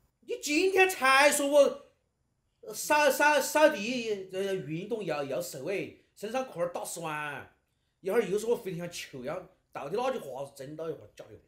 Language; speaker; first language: Chinese; native; Chinese